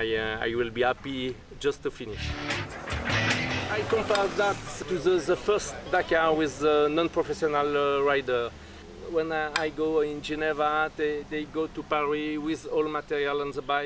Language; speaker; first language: English; non-native, learner; French